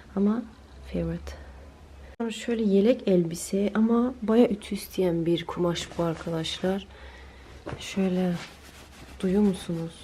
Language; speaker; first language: Turkish; early bilingual, heritage; Turkish